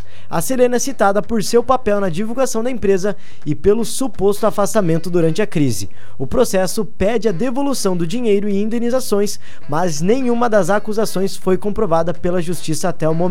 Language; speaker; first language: Portuguese; native; Portuguese